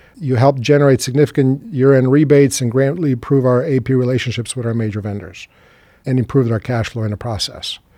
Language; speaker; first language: English; non-native, fluent; Serbian